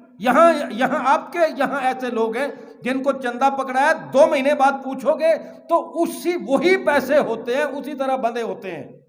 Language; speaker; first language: Urdu; non-native, local second language; Punjabi